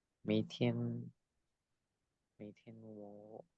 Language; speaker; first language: Chinese; non-native, learner; Indonesian